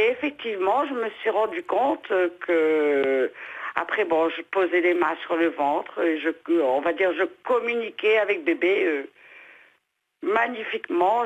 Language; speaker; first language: French; native; French